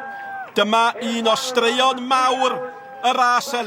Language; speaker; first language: Welsh; native; Welsh